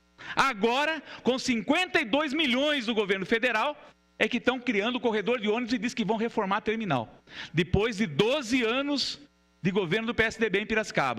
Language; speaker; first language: Portuguese; native; Portuguese